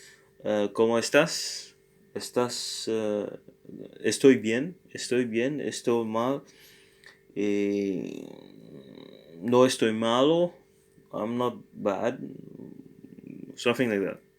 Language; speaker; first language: Spanish; non-native, learner; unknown